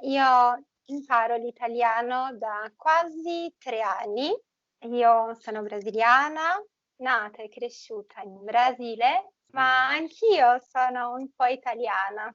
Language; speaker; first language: Italian; non-native, fluent; Portuguese